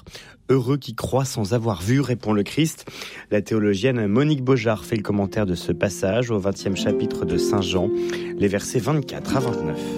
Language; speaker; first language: French; native; French